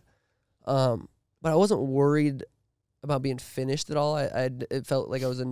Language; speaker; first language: English; native; English